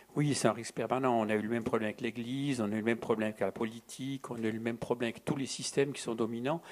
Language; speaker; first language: French; native; French